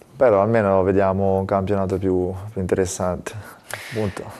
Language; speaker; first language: Italian; native; Italian